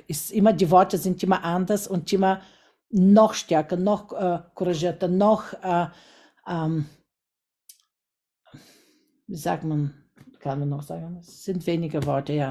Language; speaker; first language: German; non-native, fluent; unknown